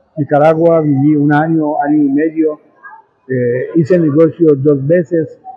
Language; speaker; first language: Spanish; non-native, fluent; Persian